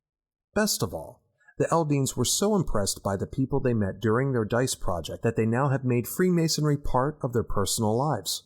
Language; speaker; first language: English; native; English